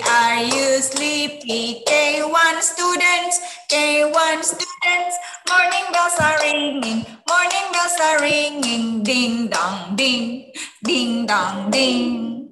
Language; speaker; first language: English; non-native, fluent; Indonesian